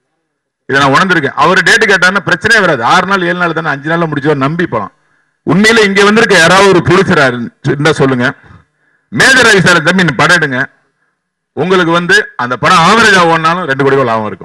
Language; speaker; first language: Tamil; native; Tamil